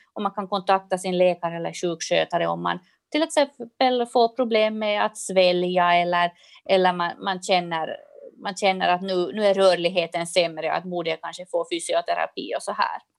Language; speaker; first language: Swedish; native; Swedish